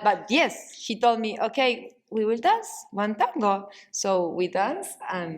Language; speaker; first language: English; non-native, learner; Spanish